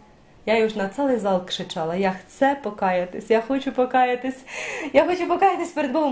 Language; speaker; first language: Polish; non-native, learner; Ukrainian